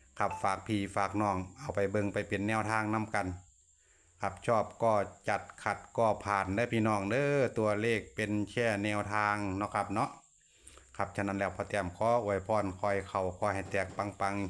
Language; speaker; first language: Thai; non-native, local second language; Northeastern Thai